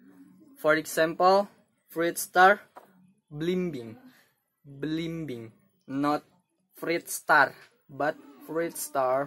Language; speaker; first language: English; non-native, learner; Indonesian